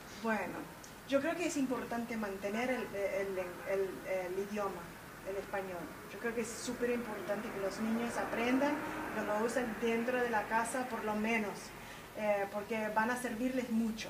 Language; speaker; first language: Spanish; early bilingual, heritage; Spanish